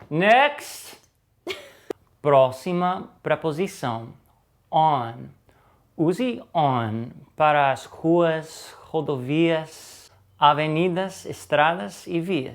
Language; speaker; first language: Portuguese; non-native, fluent; English